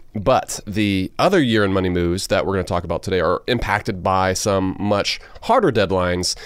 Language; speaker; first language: English; native; English